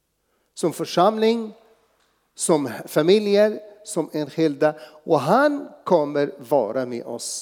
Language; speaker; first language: Swedish; non-native, fluent; Arabic